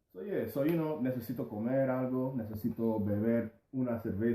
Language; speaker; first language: Spanish; non-native, fluent; English